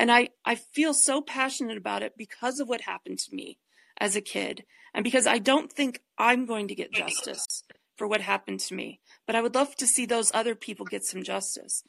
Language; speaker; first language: English; native; English